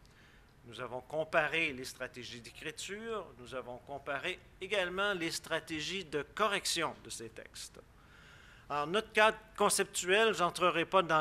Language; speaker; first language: French; native; French